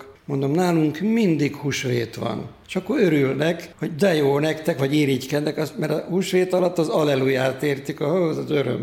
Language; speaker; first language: Hungarian; native; Hungarian